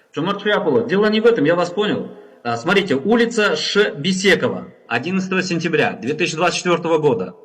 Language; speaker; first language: Russian; non-native, local second language; Kazakh